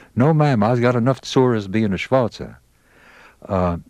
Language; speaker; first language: English; native; English